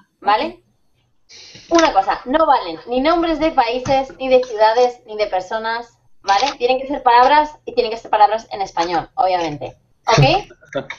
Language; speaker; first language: Spanish; native; Spanish